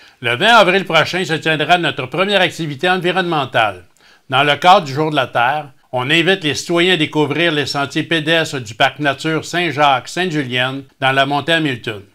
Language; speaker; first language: French; native; French